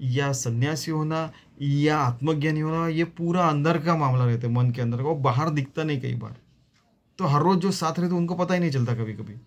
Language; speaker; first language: Hindi; non-native, local second language; Marathi